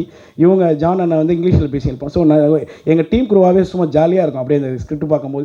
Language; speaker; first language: Tamil; native; Tamil